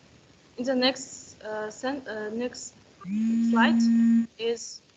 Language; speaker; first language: English; non-native, learner; Kazakh